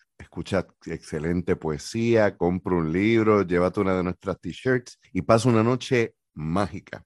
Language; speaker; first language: Spanish; native; Spanish